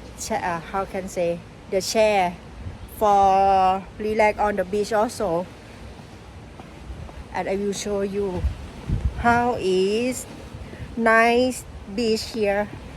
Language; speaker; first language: English; non-native, learner; Thai